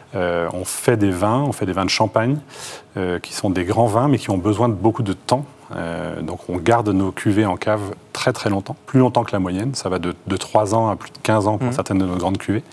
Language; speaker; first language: French; native; French